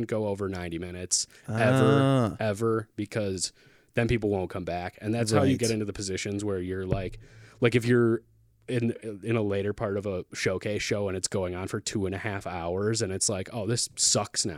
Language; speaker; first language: English; native; English